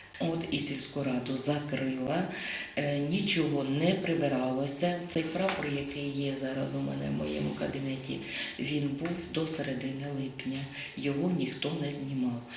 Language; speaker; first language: Ukrainian; native; Ukrainian